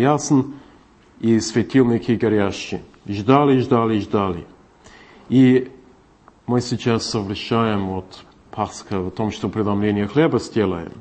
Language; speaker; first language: Russian; non-native, fluent; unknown